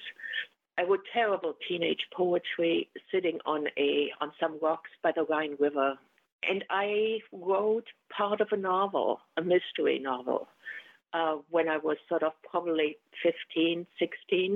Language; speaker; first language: English; non-native, fluent; German